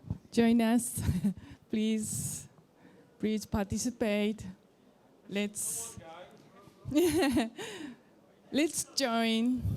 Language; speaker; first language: English; non-native, learner; Japanese